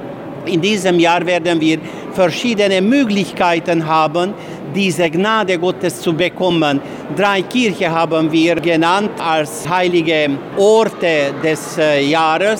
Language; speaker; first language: German; non-native, fluent; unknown